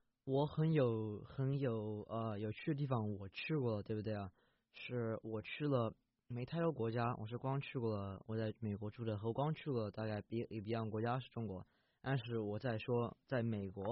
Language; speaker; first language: Chinese; early bilingual, heritage; Chinese